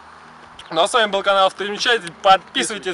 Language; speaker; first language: Russian; native; Russian